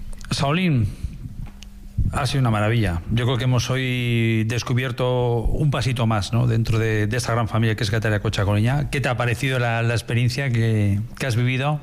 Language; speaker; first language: Spanish; native; Spanish